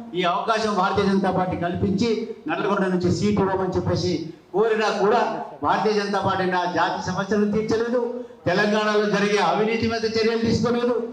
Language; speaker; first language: Telugu; non-native, local second language; Lambadi